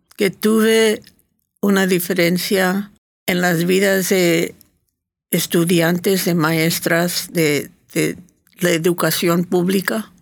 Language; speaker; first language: Spanish; early bilingual, heritage; Spanish